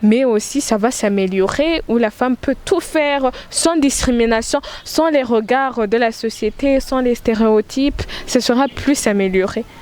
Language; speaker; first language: French; non-native, local second language; Rundi